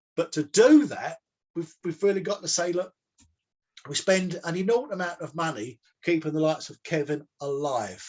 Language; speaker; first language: English; native; English